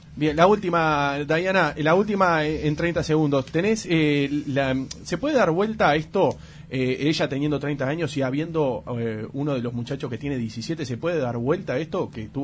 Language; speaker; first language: Spanish; native; Spanish